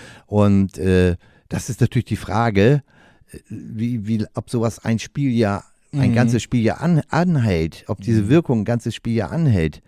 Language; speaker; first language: German; native; German